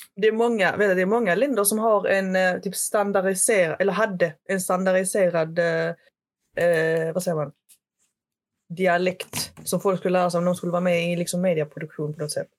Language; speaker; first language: Swedish; early bilingual, other home language; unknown